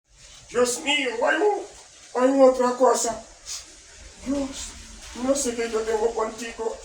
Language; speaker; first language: Spanish; non-native, learner; Haitian Creole